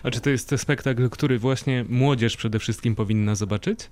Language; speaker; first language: Polish; native; Polish